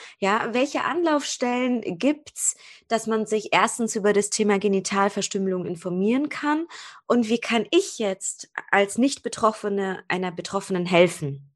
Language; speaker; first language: German; native; German